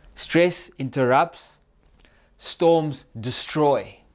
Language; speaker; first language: English; native; English